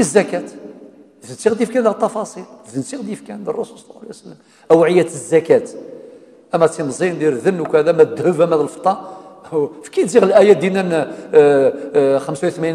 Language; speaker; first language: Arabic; non-native, local second language; Kabyle